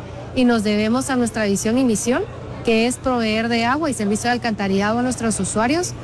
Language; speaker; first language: Spanish; native; Spanish